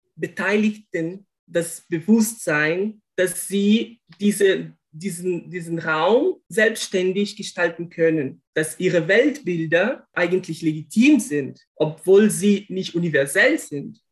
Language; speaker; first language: German; non-native, fluent; Portuguese